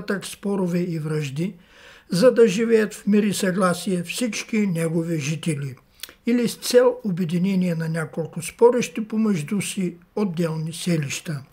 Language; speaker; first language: Bulgarian; native; Bulgarian